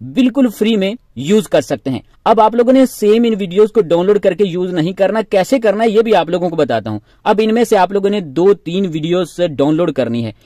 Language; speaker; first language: Urdu; non-native, local second language; Sindhi